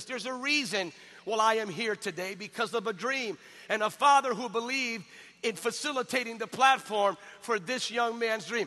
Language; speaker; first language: English; native; English